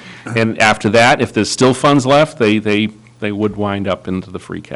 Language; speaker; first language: English; native; English